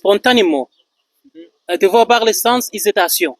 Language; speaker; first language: French; non-native, fluent; Arabic